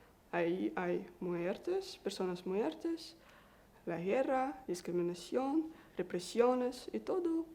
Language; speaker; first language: Spanish; non-native, learner; Russian